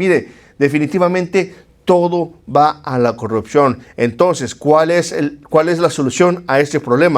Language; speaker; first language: Spanish; native; Spanish